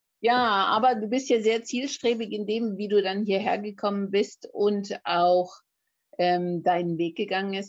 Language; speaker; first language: German; native; German